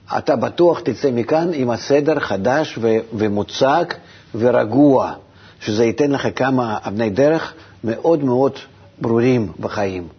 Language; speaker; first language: Hebrew; non-native, fluent; Russian